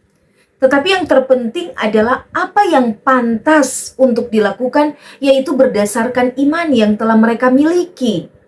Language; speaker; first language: Indonesian; native; Indonesian